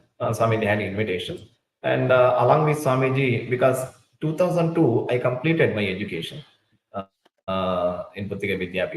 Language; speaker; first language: English; non-native, local second language; Tulu